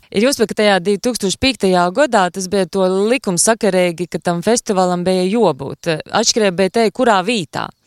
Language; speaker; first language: Latvian; native; Latvian